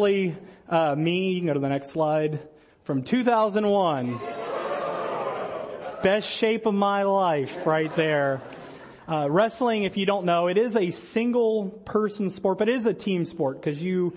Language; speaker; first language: English; native; English